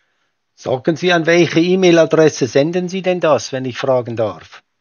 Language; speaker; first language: German; native; German